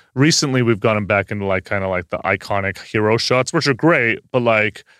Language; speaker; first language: English; early bilingual, other home language; Hindi